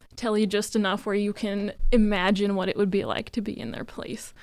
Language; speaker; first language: English; native; English